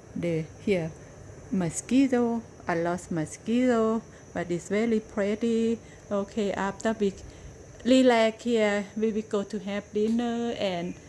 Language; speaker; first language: English; non-native, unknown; Thai